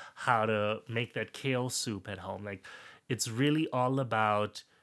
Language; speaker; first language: English; non-native, fluent; German